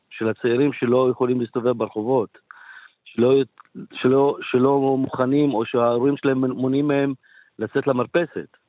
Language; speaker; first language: Hebrew; non-native, local second language; Arabic